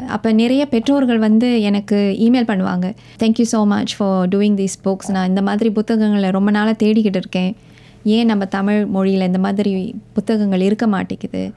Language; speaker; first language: Tamil; native; Tamil